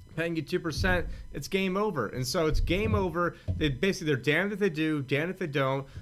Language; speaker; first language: English; native; English